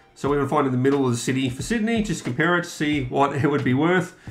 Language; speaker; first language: English; native; English